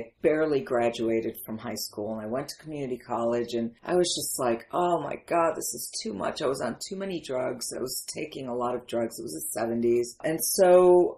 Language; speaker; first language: English; early bilingual, other home language; Arabic